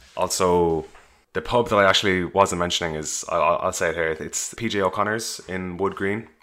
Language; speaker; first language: English; native; English